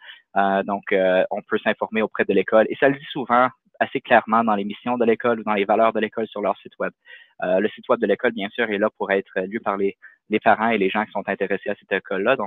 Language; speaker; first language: French; native; French